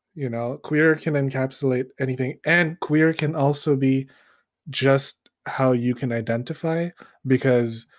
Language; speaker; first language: English; early bilingual, other home language; Filipino